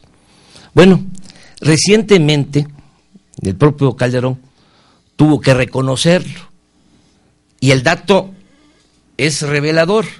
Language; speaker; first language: Spanish; native; Spanish